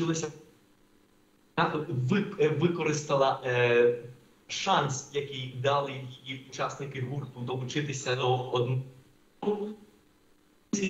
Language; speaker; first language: Ukrainian; non-native, fluent; Spanish